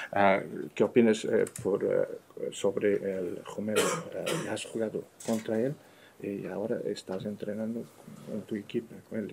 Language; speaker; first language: Spanish; non-native, learner; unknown